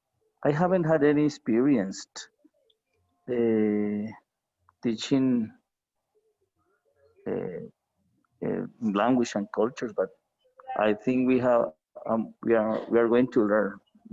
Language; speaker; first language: English; non-native, fluent; Spanish